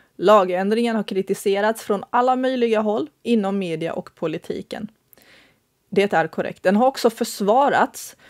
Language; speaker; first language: Swedish; early bilingual, other home language; Bosnian